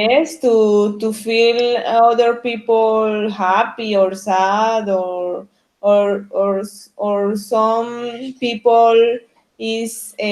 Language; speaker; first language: English; non-native, learner; Spanish